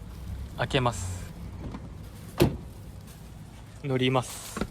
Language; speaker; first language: Japanese; native; Japanese